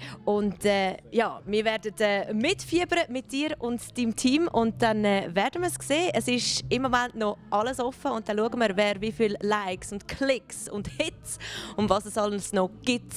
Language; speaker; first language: German; native; German